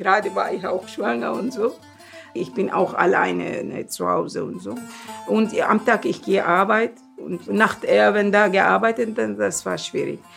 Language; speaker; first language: German; non-native, learner; Turkish